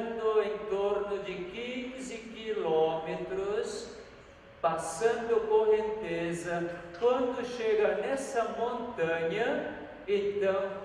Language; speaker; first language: Portuguese; non-native, fluent; Korean